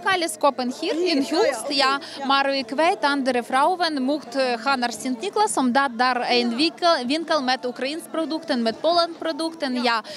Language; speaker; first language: Dutch; non-native, learner; Ukrainian